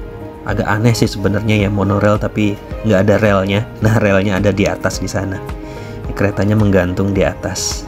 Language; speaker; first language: Indonesian; native; Indonesian